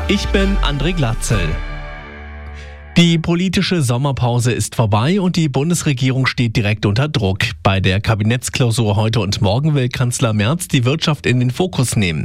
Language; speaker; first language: German; native; German